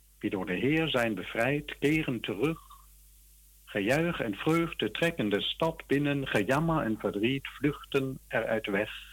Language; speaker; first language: Dutch; native; Dutch